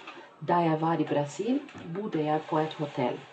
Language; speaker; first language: Norwegian; non-native, fluent; Portuguese